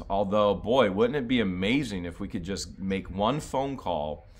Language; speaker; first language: English; native; English